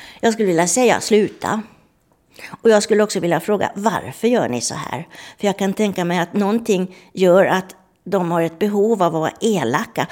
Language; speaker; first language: Swedish; native; Swedish